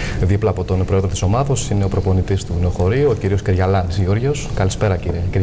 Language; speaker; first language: Greek; native; Greek